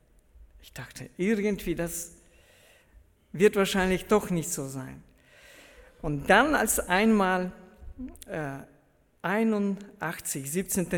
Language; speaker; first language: German; early bilingual, heritage; German